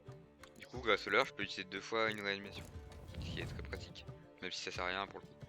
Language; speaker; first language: French; native; French